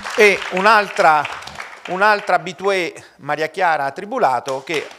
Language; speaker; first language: Italian; native; Italian